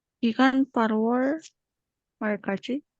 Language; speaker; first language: Korean; non-native, learner; Indonesian